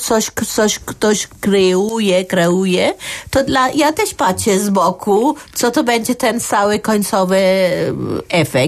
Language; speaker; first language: Polish; non-native, fluent; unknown